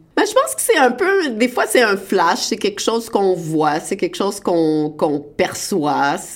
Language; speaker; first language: French; native; French